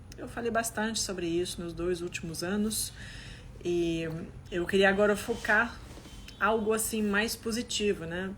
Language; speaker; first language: Portuguese; non-native, fluent; French